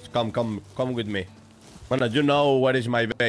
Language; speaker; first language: English; non-native, learner; Spanish